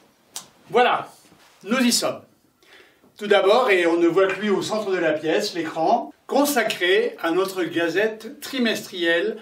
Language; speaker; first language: French; native; French